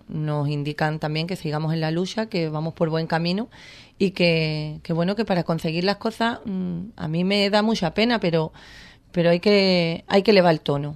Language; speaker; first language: Spanish; native; Spanish